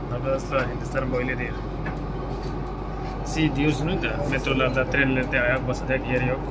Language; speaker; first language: Turkish; non-native, fluent; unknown